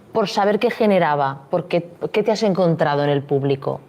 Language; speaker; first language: Spanish; native; Spanish